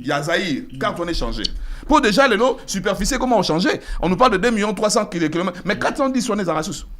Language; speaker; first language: French; non-native, local second language; Lingala